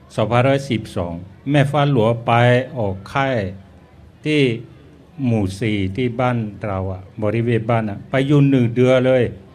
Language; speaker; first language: Thai; non-native, local second language; S'gaw Karen